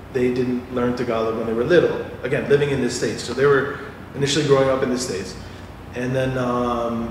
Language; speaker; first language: English; native; English